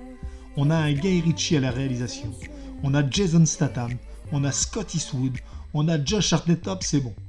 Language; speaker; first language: French; native; French